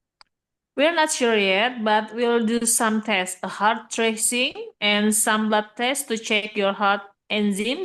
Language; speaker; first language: English; non-native, learner; Indonesian